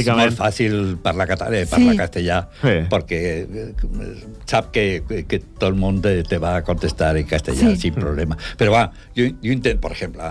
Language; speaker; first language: Catalan; non-native, learner; Portuguese